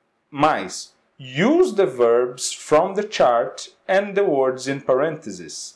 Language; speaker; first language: English; non-native, fluent; Portuguese